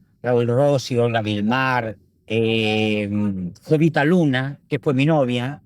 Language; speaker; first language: Spanish; early bilingual, other home language; Italian